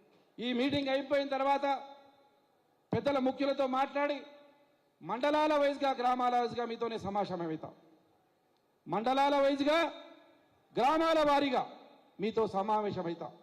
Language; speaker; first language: Telugu; native; Telugu